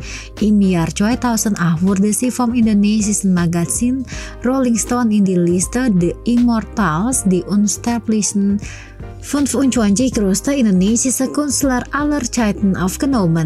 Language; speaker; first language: German; non-native, learner; Indonesian